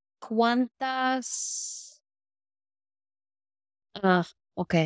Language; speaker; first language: Spanish; non-native, learner; English